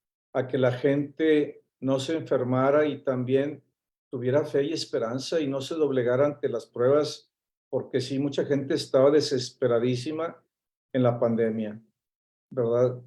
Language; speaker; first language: Spanish; native; Spanish